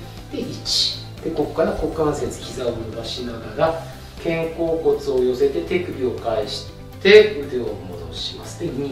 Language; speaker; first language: Japanese; native; Japanese